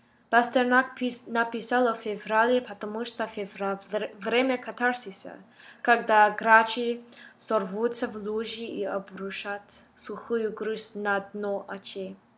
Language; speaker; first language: Russian; non-native, learner; English